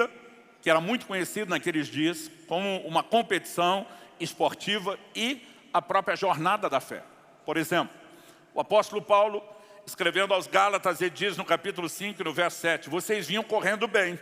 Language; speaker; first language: Portuguese; native; Portuguese